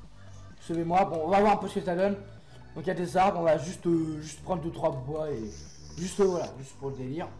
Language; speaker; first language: French; native; French